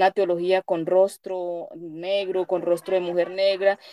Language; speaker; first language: Spanish; native; Spanish